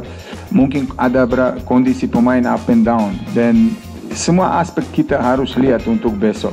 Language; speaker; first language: Indonesian; non-native, fluent; Serbian